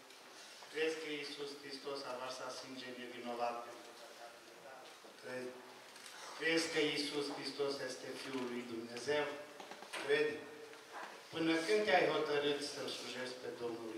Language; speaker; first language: Romanian; native; Romanian